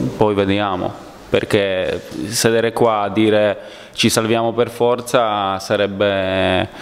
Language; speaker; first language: Italian; non-native, fluent; Polish